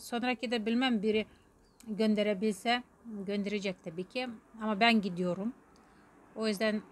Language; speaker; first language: Turkish; non-native, learner; Russian